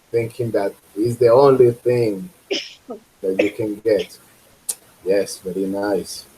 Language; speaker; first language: English; non-native, fluent; Spanish